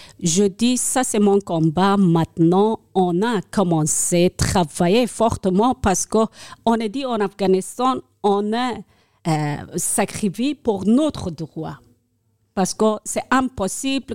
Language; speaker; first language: French; non-native, learner; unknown